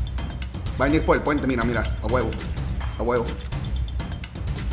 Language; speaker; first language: Spanish; native; Spanish